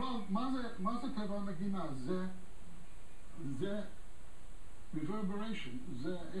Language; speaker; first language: Hebrew; non-native, fluent; English